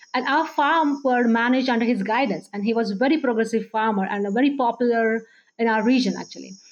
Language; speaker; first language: English; non-native, local second language; Marathi